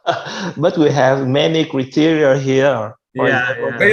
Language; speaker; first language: English; non-native, fluent; Vietnamese